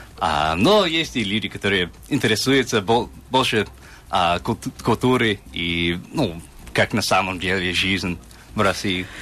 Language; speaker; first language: Russian; non-native, fluent; English